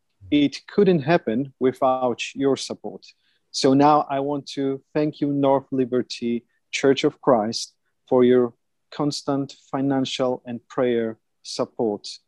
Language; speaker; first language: English; non-native, fluent; Polish